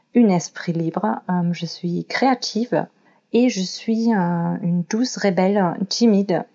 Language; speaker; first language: French; non-native, fluent; German